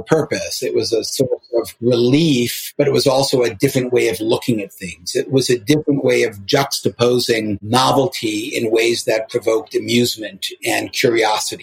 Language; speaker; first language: English; native; English